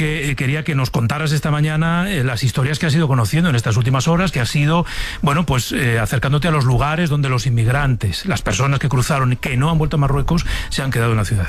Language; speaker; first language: Spanish; native; Spanish